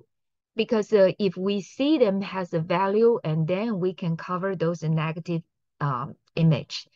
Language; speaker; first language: English; non-native, fluent; Chinese